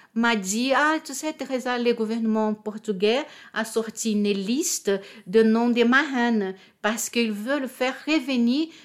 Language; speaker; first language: French; non-native, fluent; Portuguese